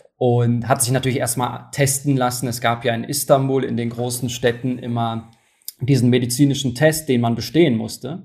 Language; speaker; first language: German; early bilingual, other home language; Turkish